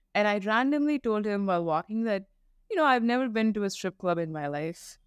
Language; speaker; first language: English; non-native, local second language; Tamil